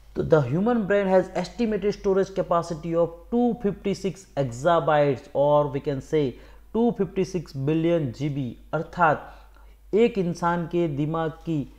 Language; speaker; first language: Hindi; non-native, local second language; Gujarati